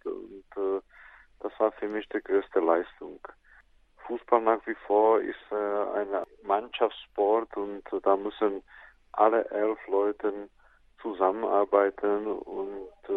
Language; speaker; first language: German; non-native, fluent; Czech